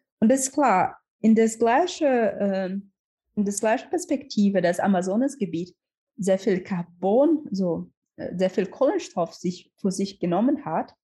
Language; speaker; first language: German; non-native, learner; Portuguese